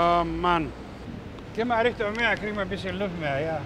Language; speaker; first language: German; non-native, learner; Greek